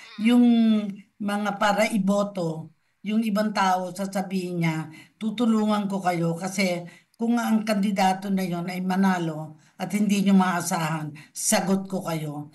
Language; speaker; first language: Filipino; native; Filipino